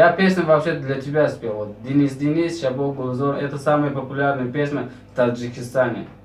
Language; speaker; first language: Russian; non-native, local second language; Tajik